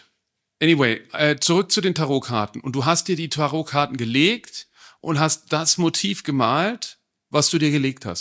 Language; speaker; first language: German; native; German